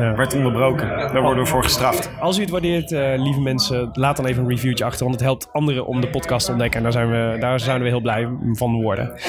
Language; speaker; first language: Dutch; native; Dutch